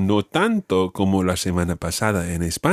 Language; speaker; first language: Spanish; non-native, fluent; English